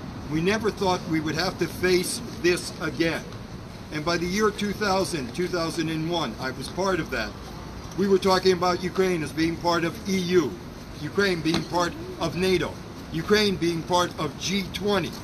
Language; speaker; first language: English; early bilingual, other home language; Ukrainian